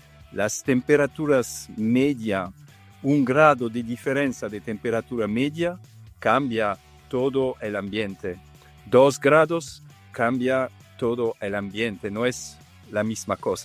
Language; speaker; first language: Spanish; non-native, fluent; Italian